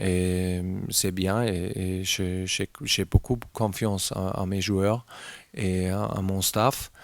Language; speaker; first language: French; non-native, learner; German